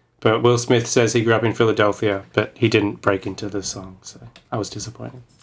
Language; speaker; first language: English; native; English